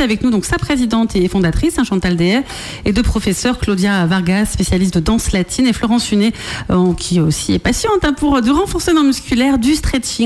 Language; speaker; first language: French; native; French